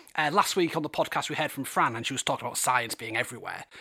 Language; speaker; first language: English; native; English